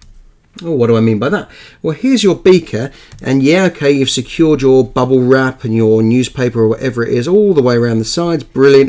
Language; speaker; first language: English; native; English